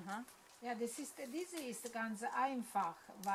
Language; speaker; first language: German; non-native, learner; Italian